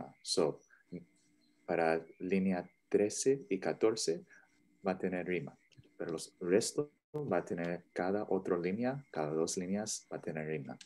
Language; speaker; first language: Spanish; non-native, learner; English